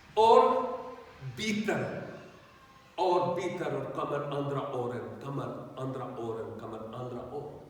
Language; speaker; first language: Swedish; non-native, learner; Urdu